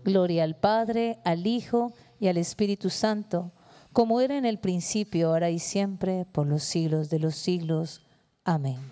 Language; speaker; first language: Spanish; native; Spanish